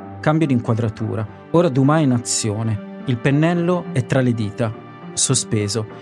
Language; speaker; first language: Italian; native; Italian